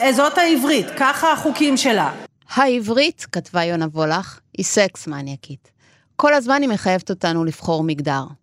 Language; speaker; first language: Hebrew; non-native, fluent; Spanish